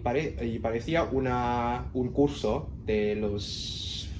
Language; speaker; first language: Spanish; non-native, learner; Cantonese